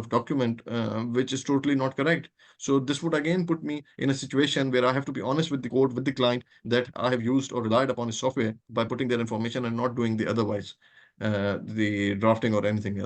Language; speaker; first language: English; non-native, local second language; Urdu